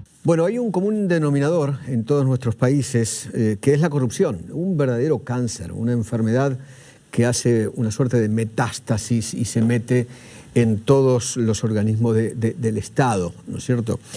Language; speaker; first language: Spanish; native; Spanish